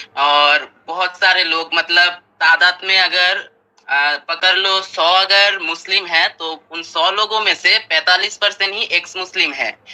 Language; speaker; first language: Hindi; non-native, fluent; Bangla